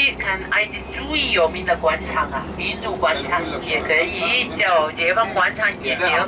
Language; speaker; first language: Chinese; non-native, fluent; Arabic